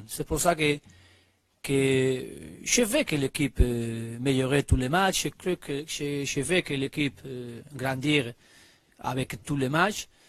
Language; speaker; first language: French; non-native, learner; Spanish